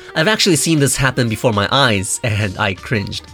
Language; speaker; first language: English; non-native, fluent; Japanese